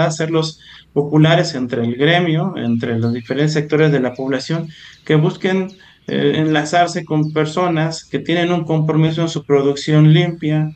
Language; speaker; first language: Spanish; native; Spanish